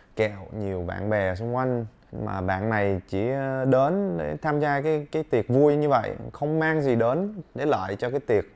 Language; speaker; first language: Vietnamese; early bilingual, heritage; Vietnamese